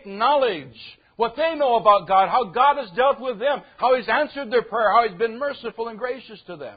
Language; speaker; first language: English; native; English